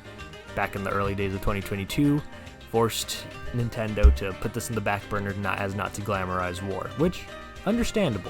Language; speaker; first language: English; native; English